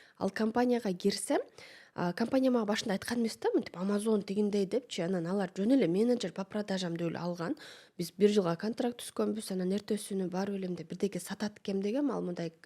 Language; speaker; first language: Kyrgyz; native; Kyrgyz